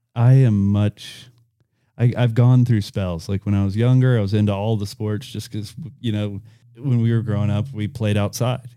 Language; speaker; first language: English; native; English